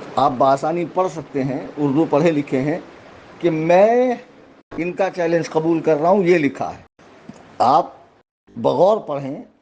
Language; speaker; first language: Urdu; native; Urdu